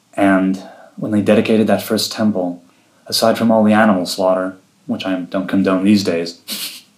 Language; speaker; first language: English; early bilingual, other home language; Hebrew